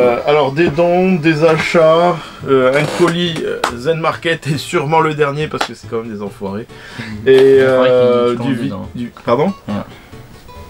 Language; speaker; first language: French; native; French